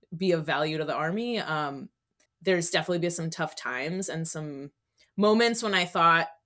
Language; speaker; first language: English; native; English